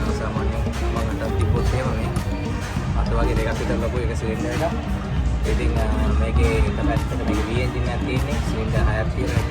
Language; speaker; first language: Sinhala; native; Sinhala